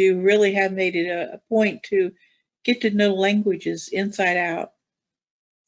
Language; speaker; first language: English; native; English